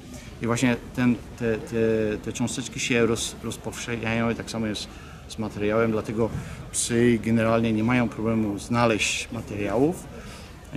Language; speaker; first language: Polish; early bilingual, heritage; Polish